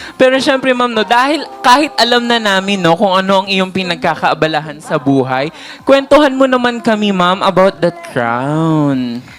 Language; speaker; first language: Filipino; native; Filipino